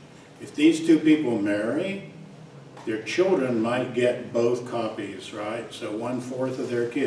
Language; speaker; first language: English; native; English